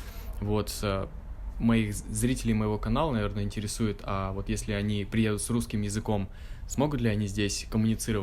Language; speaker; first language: Russian; native; Russian